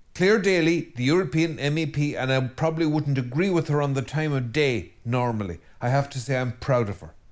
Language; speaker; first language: English; native; English